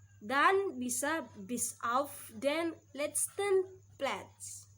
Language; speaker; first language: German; non-native, learner; Indonesian